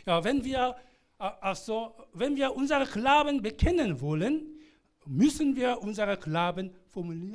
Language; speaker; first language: German; non-native, learner; Korean